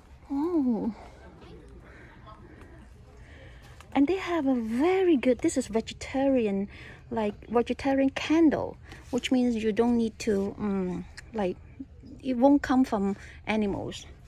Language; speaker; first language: English; non-native, learner; Cantonese